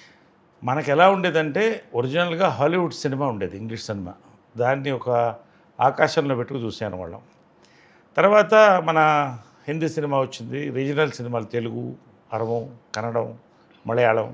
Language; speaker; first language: Telugu; native; Telugu